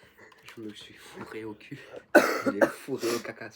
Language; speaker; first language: French; native; French